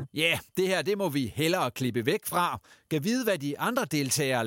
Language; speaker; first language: Danish; native; Danish